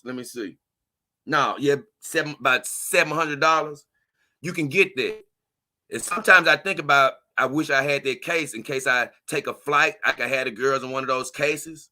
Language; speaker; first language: English; native; English